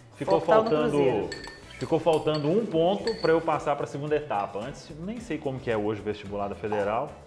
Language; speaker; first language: Portuguese; native; Portuguese